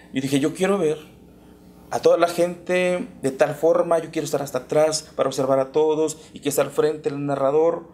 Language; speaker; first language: Spanish; native; Spanish